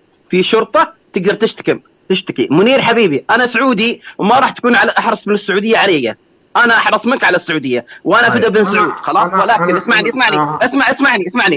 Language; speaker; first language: Arabic; native; Arabic